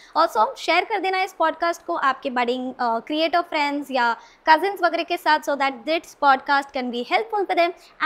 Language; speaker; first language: Hindi; non-native, local second language; Marathi